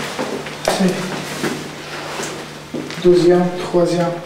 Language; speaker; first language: French; non-native, learner; Persian